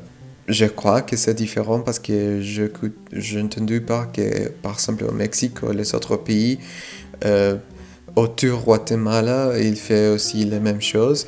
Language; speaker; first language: French; non-native, fluent; Spanish